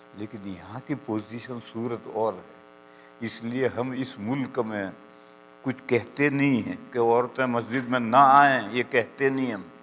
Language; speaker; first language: Urdu; native; Urdu